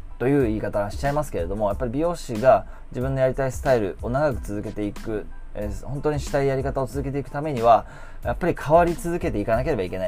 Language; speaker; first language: Japanese; native; Japanese